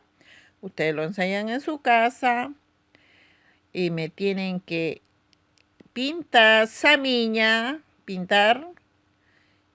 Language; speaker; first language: Spanish; non-native, local second language; Aymara